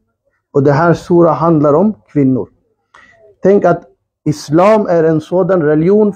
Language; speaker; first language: Swedish; early bilingual, other home language; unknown